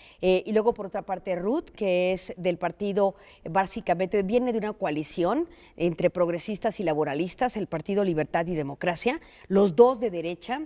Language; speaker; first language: Spanish; native; Spanish